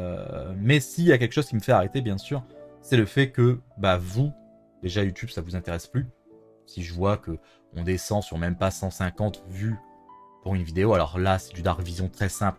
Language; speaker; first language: French; native; French